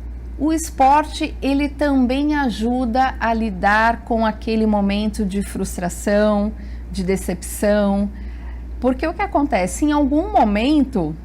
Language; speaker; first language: Portuguese; native; Portuguese